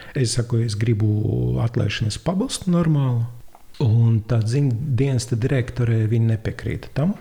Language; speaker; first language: Latvian; non-native, local second language; Russian